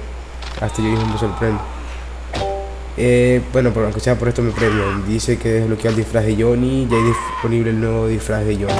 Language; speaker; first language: Spanish; native; Spanish